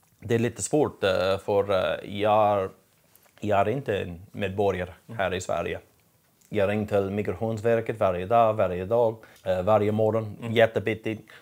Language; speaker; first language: Swedish; non-native, learner; English